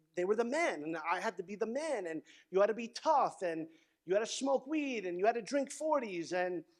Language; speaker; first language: English; native; English